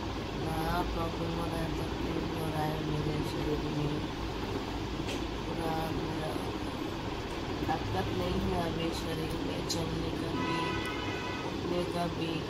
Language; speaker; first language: Hindi; non-native, local second language; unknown